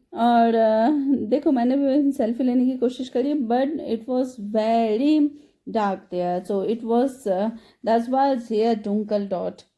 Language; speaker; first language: Hindi; native; Hindi